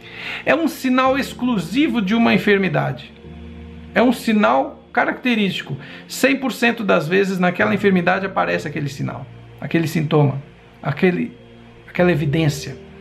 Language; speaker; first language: Portuguese; native; Portuguese